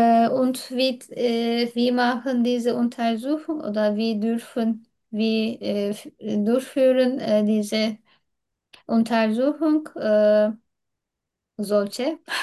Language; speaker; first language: German; non-native, learner; Turkish